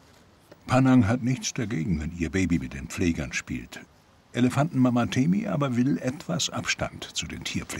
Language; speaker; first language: German; native; German